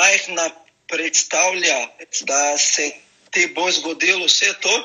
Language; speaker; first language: Slovenian; non-native, learner; Portuguese